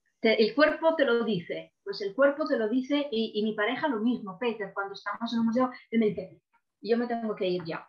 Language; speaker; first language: Spanish; non-native, fluent; Italian